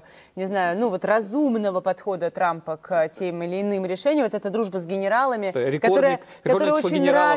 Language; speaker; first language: Russian; native; Russian